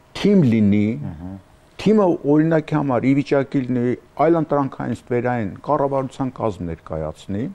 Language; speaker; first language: Armenian; native; Armenian